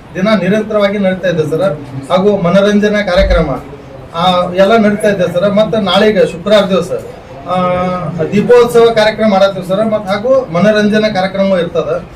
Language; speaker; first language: Kannada; non-native, local second language; Lambadi